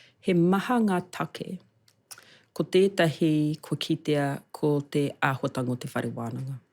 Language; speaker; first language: Māori; non-native, local second language; English